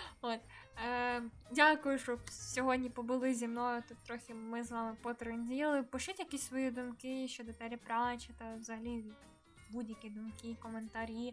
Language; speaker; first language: Ukrainian; native; Ukrainian